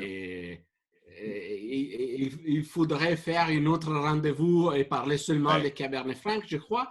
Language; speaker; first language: French; non-native, fluent; Italian